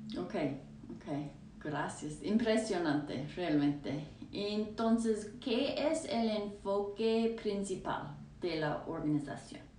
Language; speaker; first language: Spanish; non-native, fluent; English